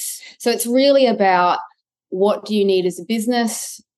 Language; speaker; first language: English; native; English